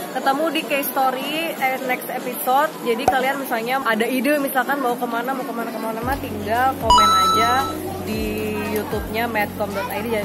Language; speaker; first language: Indonesian; native; Indonesian